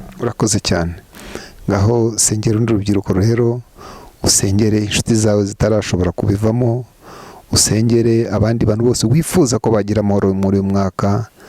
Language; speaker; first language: Kinyarwanda; native; Kinyarwanda